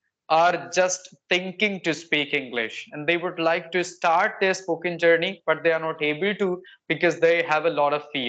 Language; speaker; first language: English; non-native, local second language; Hindi